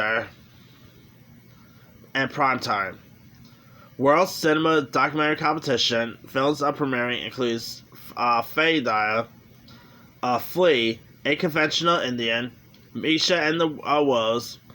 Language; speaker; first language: English; native; English